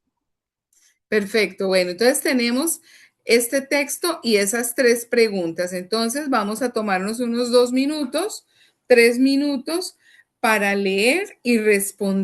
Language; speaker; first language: Spanish; native; Spanish